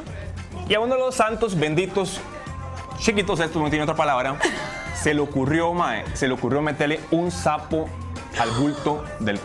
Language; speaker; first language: Spanish; native; Spanish